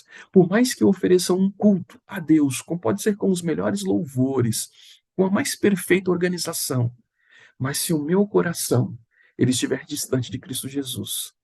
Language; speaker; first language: Portuguese; native; Portuguese